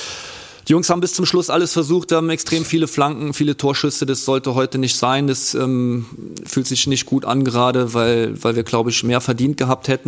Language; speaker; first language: German; native; German